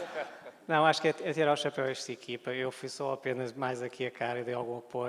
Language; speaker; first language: Portuguese; native; Portuguese